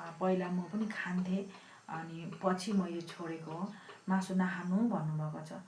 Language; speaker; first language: Nepali; non-native, local second language; Eastern Tamang